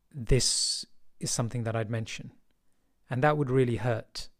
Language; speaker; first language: English; early bilingual, other home language; Hindi